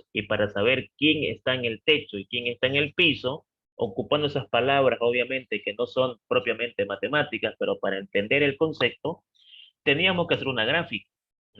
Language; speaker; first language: Spanish; native; Spanish